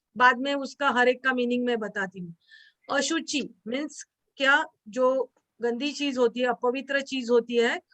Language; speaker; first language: Hindi; non-native, local second language; Marathi